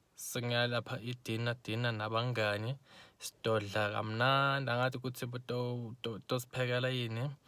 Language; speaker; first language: Zulu; non-native, local second language; Swati